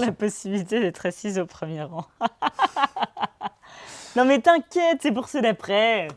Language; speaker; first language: French; native; French